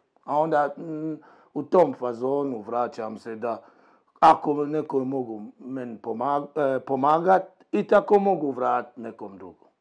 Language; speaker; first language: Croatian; non-native, learner; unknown